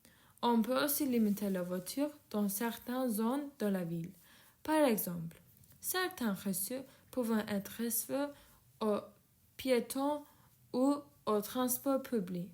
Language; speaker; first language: French; non-native, learner; Turkish